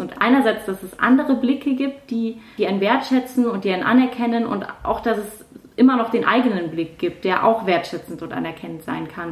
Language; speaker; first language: German; native; German